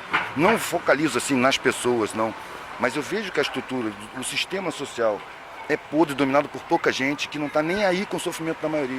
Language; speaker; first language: Portuguese; native; Portuguese